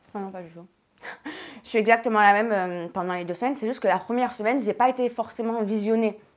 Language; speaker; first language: French; native; French